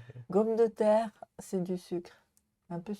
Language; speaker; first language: French; non-native, learner; Japanese